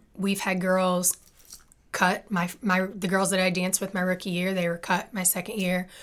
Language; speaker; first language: English; native; English